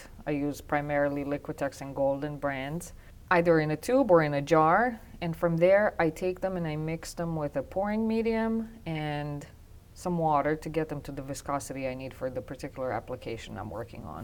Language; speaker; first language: English; non-native, fluent; Romanian